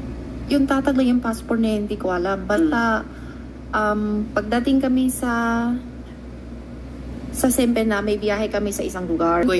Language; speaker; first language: Filipino; non-native, learner; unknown